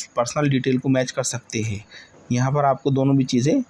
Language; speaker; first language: Hindi; non-native, local second language; Marathi